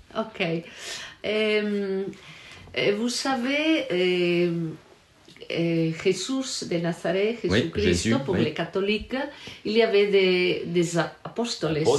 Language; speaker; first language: French; non-native, learner; Galician